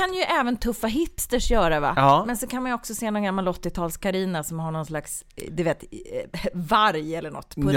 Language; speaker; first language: Swedish; native; Swedish